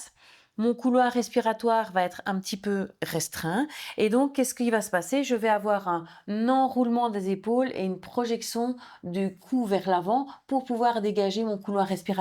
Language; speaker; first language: French; native; French